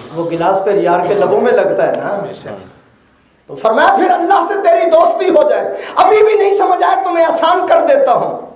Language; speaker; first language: Urdu; non-native, local second language; Punjabi